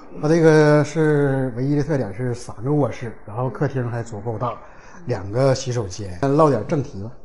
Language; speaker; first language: Chinese; native; Chinese